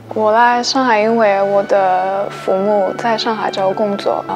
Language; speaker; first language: Chinese; non-native, fluent; French